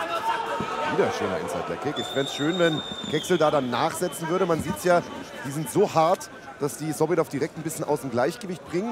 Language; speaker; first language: German; native; German